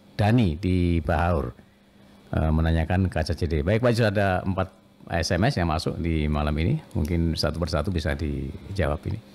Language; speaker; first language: Indonesian; non-native, local second language; Banjar